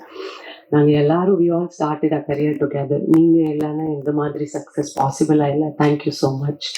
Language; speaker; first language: Tamil; non-native, fluent; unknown